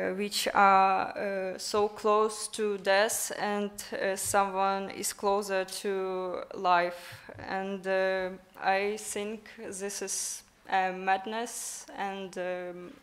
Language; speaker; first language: English; non-native, learner; Ukrainian